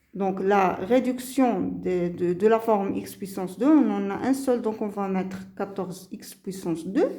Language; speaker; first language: French; non-native, local second language; Arabic